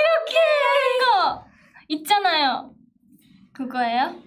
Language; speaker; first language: Korean; non-native, fluent; Japanese